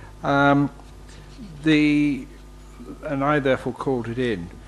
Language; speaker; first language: English; native; English